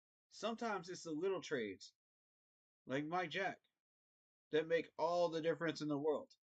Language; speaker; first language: English; native; English